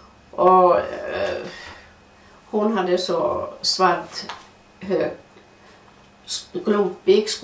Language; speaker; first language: Swedish; non-native, fluent; Finnish